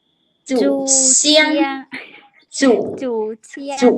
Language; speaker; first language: Chinese; non-native, fluent; Lao